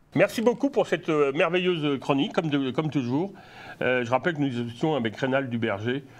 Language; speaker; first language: French; native; French